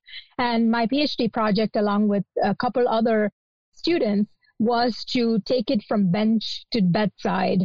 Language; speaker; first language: English; non-native, local second language; Malayalam